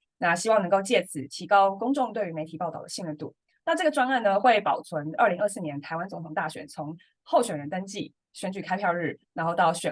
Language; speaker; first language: Chinese; native; Chinese